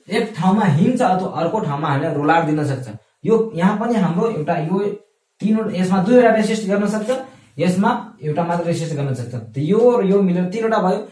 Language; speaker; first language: Nepali; non-native, local second language; Maithili